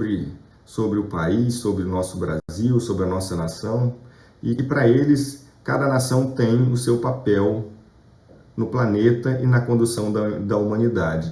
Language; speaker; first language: Portuguese; native; Portuguese